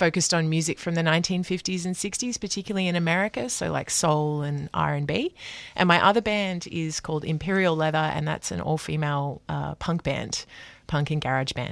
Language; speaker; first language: English; native; English